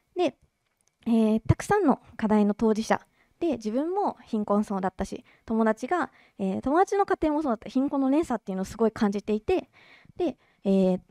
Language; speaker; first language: Japanese; native; Japanese